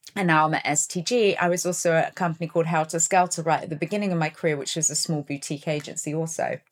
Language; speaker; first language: English; native; English